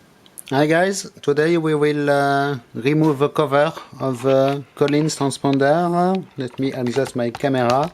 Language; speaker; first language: English; non-native, fluent; French